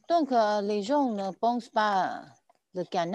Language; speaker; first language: French; non-native, learner; Chinese